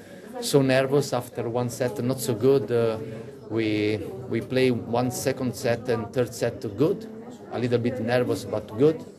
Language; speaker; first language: English; non-native, fluent; Italian